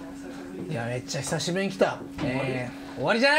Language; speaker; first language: Japanese; native; Japanese